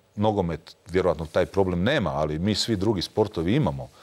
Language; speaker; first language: Croatian; native; Croatian